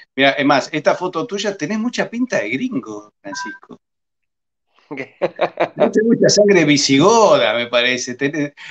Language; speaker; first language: Spanish; native; Spanish